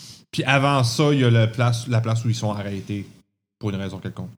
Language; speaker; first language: French; native; French